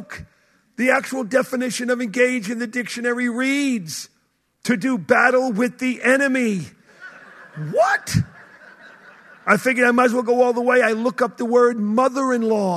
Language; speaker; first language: English; native; English